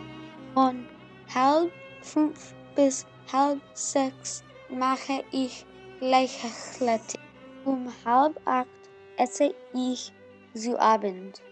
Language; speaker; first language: German; non-native, learner; English